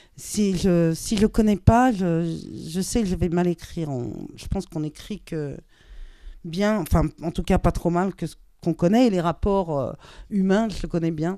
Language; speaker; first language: French; native; French